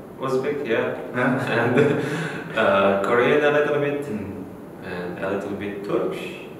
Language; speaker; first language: English; non-native, fluent; Uzbek